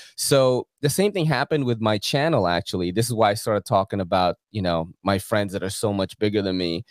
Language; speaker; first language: English; early bilingual, other home language; Filipino